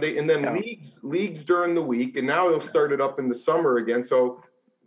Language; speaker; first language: English; native; English